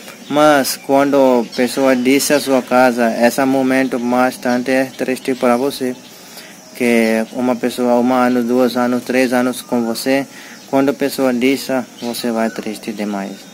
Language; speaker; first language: Portuguese; non-native, learner; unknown